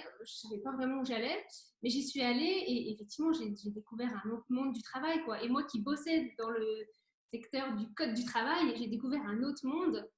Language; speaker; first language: French; native; French